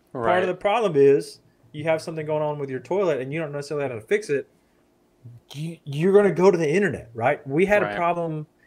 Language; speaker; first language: English; native; English